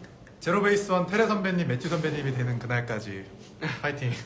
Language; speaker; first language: Korean; native; Korean